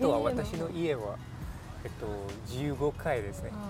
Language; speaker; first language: Japanese; non-native, learner; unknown